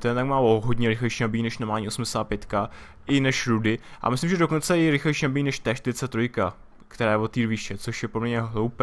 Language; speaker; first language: Czech; native; Czech